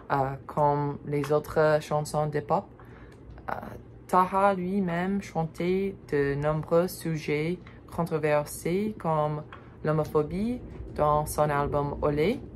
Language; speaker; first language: French; non-native, learner; English